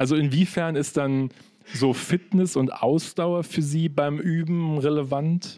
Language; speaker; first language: German; native; German